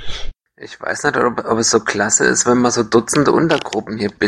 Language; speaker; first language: German; native; German